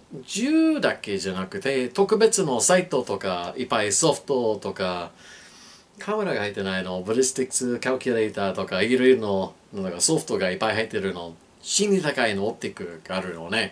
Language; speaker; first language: Japanese; non-native, learner; English